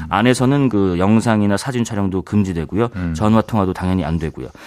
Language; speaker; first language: Korean; native; Korean